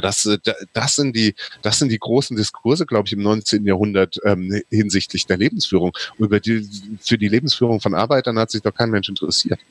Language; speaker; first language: German; native; German